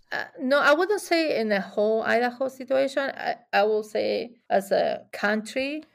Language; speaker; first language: English; non-native, fluent; Spanish